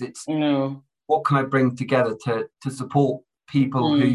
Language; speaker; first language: English; native; English